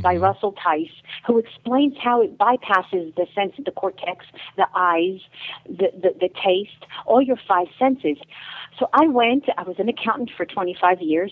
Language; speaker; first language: English; native; English